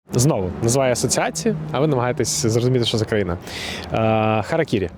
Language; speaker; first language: Ukrainian; native; Ukrainian